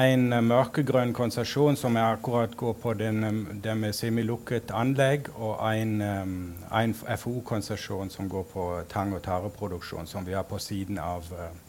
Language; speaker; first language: Norwegian; non-native, fluent; German